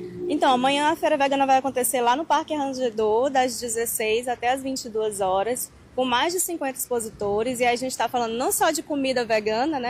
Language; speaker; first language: Portuguese; native; Portuguese